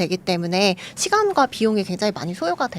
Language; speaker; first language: Korean; native; Korean